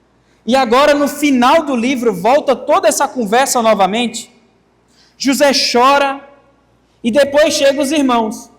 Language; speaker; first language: Portuguese; native; Portuguese